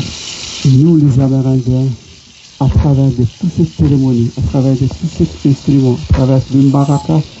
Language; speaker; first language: French; non-native, local second language; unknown